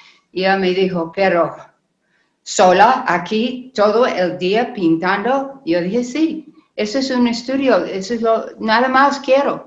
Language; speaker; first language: Spanish; non-native, learner; English